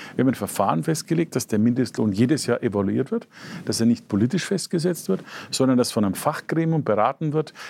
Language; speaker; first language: German; native; German